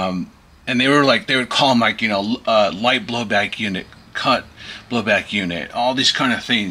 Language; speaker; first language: English; native; English